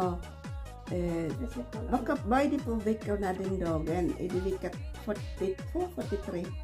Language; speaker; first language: Swedish; non-native, learner; Filipino